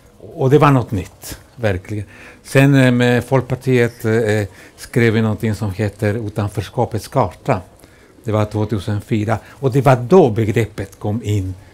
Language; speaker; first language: Swedish; non-native, fluent; Spanish